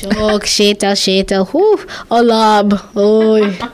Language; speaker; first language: Hungarian; non-native, learner; English